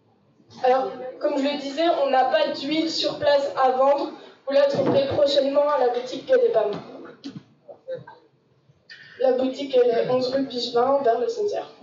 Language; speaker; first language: French; native; French